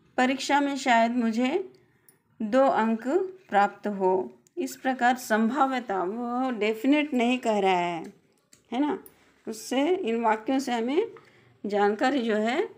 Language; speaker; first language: Hindi; non-native, local second language; Telugu